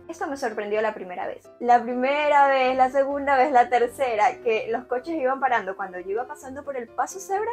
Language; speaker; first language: Spanish; native; Spanish